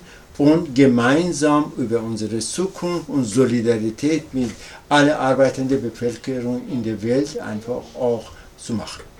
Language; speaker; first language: German; non-native, learner; Persian